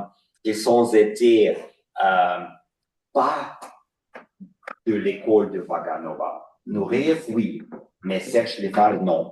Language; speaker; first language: French; non-native, fluent; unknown